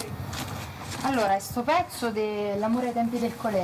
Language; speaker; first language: Italian; native; Italian